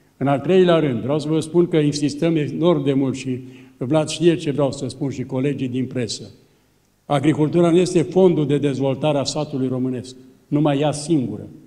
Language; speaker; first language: Romanian; native; Romanian